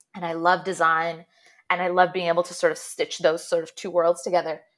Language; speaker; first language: English; non-native, fluent; Arabic